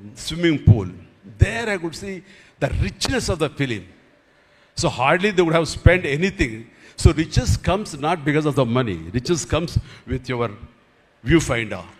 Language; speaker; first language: English; non-native, local second language; Telugu